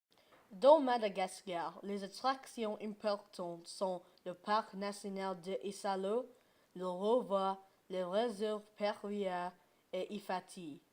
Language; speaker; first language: French; non-native, learner; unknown